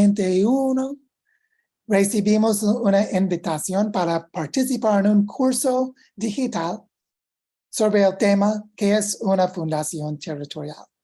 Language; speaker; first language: Spanish; non-native, fluent; English